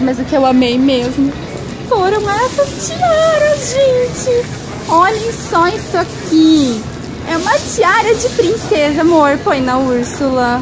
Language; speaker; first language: Portuguese; native; Portuguese